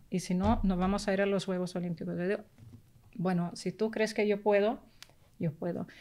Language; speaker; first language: Spanish; early bilingual, heritage; Spanish